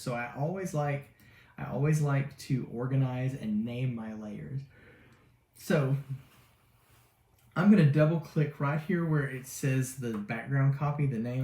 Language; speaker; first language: English; native; English